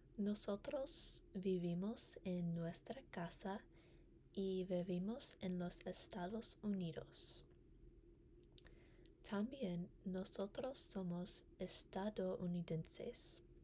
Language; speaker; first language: Spanish; non-native, learner; English